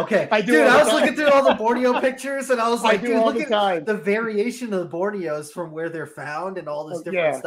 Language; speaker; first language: English; native; English